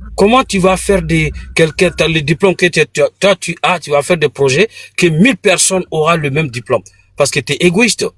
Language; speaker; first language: French; non-native, local second language; Bambara